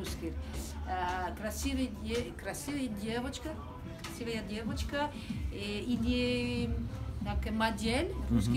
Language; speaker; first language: Russian; non-native, learner; French